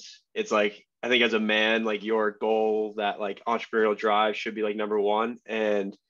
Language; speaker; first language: English; native; English